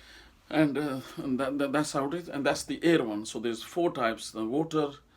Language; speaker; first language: English; non-native, local second language; Urdu